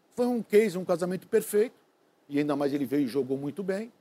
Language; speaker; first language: Portuguese; native; Portuguese